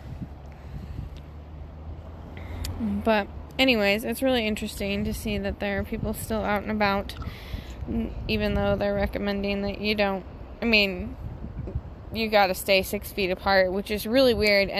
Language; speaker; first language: English; native; English